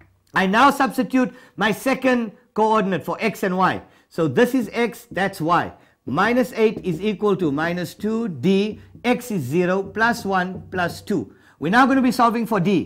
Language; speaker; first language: English; native; English